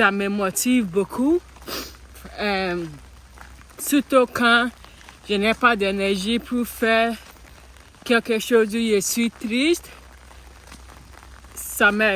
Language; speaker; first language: French; non-native, learner; English